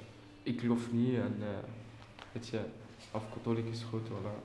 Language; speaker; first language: Dutch; early bilingual, other home language; Albanian